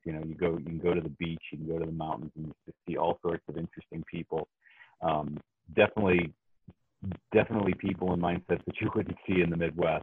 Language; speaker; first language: English; native; English